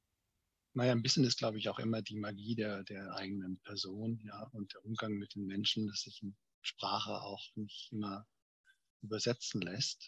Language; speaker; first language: German; native; German